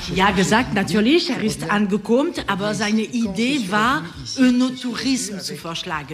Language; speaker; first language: German; non-native, learner; French